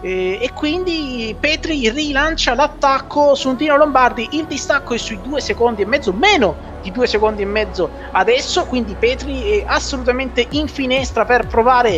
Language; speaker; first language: Italian; native; Italian